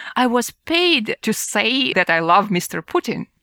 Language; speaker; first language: English; non-native, fluent; Russian